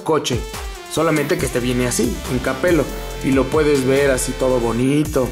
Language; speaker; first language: Spanish; native; Spanish